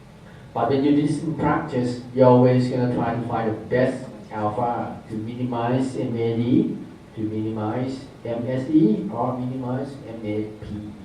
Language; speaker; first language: English; non-native, fluent; Thai